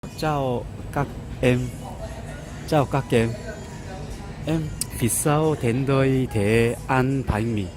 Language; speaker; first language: Vietnamese; non-native, learner; Korean